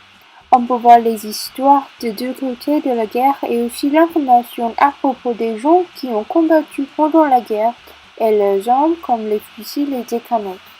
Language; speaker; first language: French; non-native, learner; English